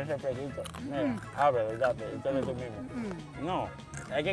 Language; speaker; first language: Spanish; native; Spanish